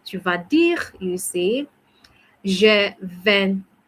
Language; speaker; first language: French; non-native, fluent; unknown